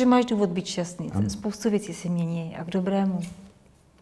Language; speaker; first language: Czech; native; Czech